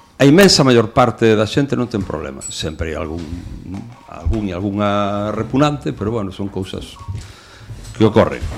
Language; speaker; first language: Galician; non-native, local second language; Spanish